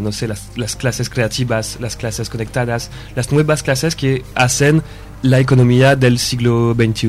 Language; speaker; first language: Spanish; non-native, fluent; French